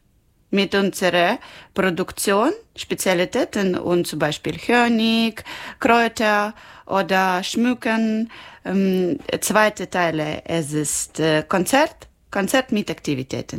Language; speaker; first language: German; non-native, learner; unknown